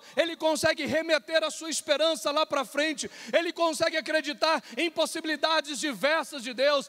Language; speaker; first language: Portuguese; native; Portuguese